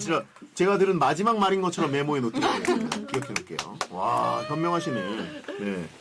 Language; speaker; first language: Korean; native; Korean